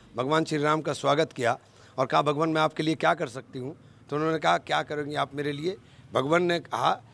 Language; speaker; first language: Hindi; native; Hindi